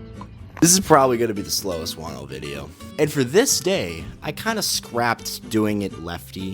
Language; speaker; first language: English; native; English